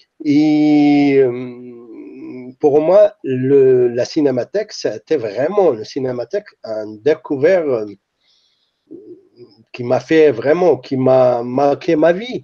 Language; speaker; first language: French; non-native, fluent; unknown